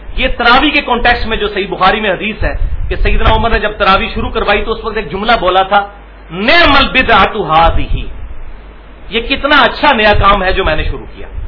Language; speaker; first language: Urdu; non-native, local second language; Punjabi